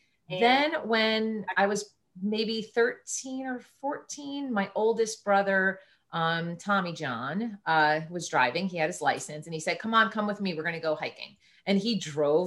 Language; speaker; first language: English; native; English